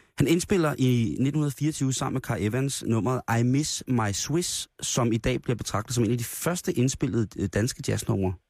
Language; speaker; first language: Danish; native; Danish